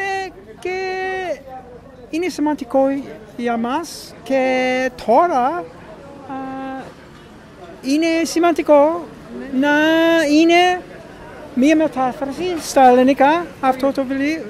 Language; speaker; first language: Greek; non-native, learner; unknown